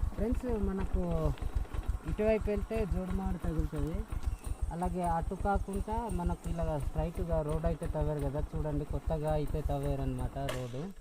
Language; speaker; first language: Telugu; non-native, local second language; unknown